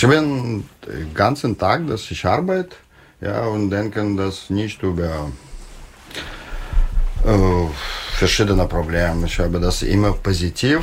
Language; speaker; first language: German; non-native, learner; Russian